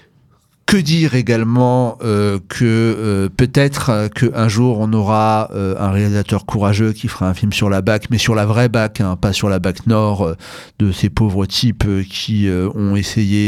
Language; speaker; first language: French; native; French